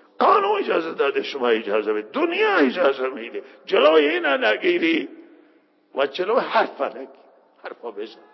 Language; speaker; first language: Persian; non-native, local second language; Baluchi